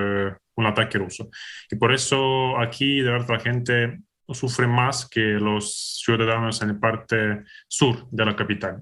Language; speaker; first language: Spanish; non-native, fluent; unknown